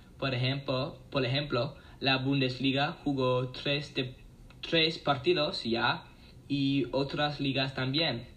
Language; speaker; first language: Spanish; non-native, learner; English